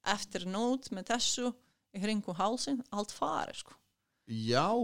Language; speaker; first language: Icelandic; non-native, fluent; Serbian